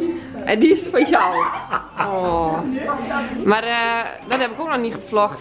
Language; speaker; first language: Dutch; native; Dutch